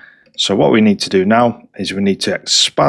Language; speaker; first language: English; native; English